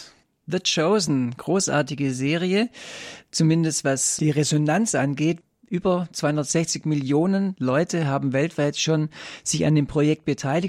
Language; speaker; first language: German; native; German